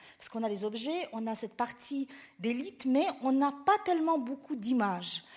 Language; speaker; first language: French; non-native, fluent; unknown